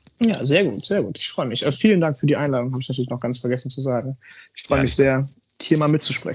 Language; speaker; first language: German; native; German